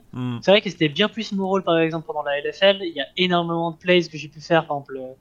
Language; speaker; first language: French; native; French